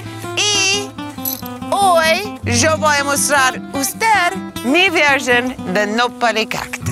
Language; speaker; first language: Spanish; non-native, learner; English